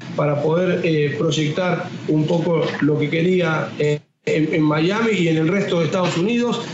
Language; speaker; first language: Spanish; native; Spanish